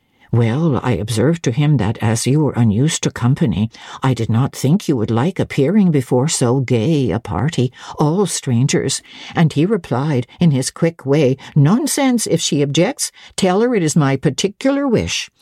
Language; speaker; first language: English; native; English